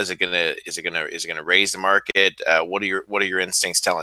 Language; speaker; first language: English; native; English